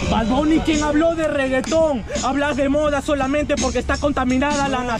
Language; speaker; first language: Spanish; native; Spanish